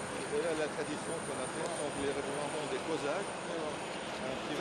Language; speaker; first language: French; non-native, fluent; Russian